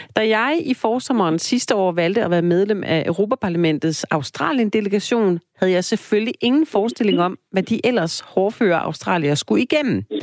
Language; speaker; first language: Danish; native; Danish